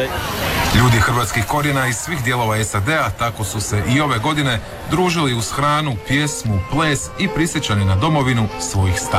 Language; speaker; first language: Serbian; native; Serbian